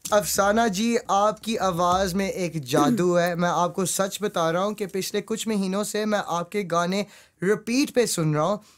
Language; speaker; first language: Hindi; early bilingual, heritage; Urdu